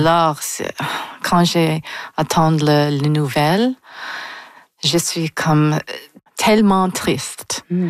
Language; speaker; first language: French; non-native, local second language; English